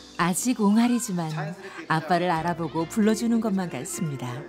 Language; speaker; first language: Korean; native; Korean